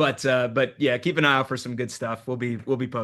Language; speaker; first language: English; native; English